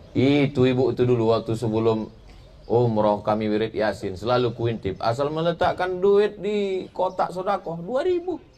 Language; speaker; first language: Indonesian; native; Indonesian